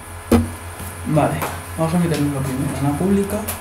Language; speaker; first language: Spanish; native; Spanish